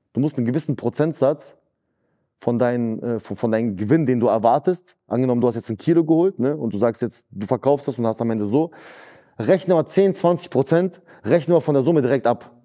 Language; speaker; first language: German; early bilingual, other home language; Russian